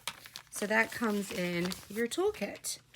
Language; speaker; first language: English; native; English